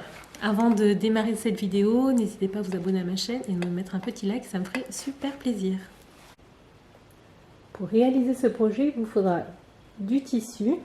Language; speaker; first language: French; native; French